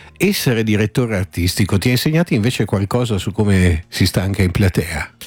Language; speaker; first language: Italian; native; Italian